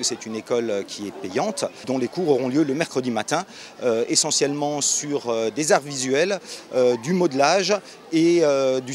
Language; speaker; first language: French; native; French